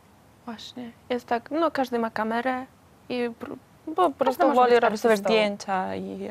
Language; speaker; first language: Polish; non-native, learner; Spanish